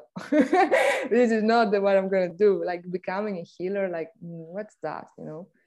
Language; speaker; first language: English; non-native, fluent; Greek